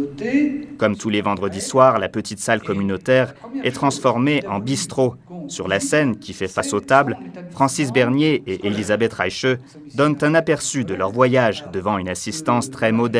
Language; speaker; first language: French; native; French